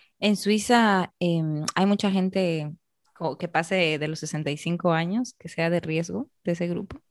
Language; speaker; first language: Spanish; native; Spanish